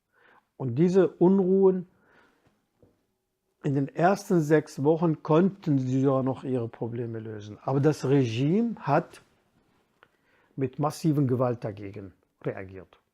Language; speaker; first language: German; non-native, fluent; Kurdish